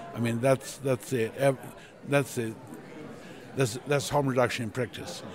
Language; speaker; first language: English; non-native, fluent; Swedish